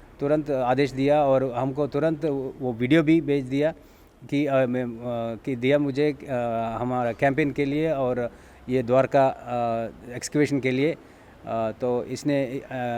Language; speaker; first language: Hindi; non-native, local second language; Telugu